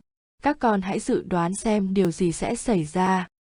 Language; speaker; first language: Vietnamese; native; Vietnamese